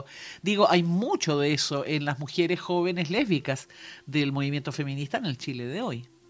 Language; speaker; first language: Spanish; native; Spanish